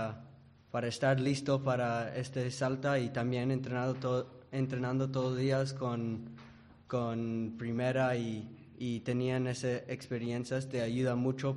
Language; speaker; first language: Spanish; early bilingual, heritage; English